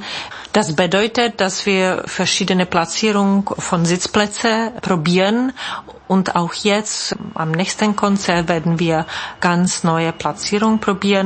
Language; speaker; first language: German; non-native, fluent; Czech